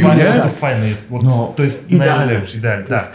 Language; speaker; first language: Polish; non-native, fluent; Russian